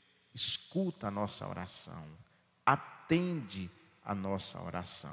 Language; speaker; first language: Portuguese; native; Portuguese